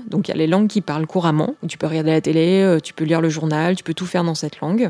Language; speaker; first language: French; native; French